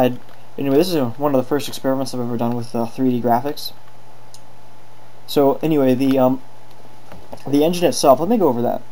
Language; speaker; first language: English; native; English